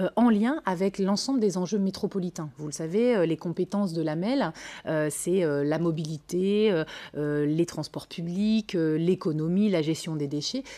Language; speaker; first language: French; native; French